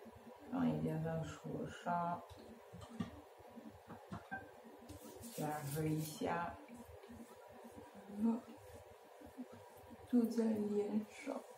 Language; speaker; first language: Chinese; non-native, fluent; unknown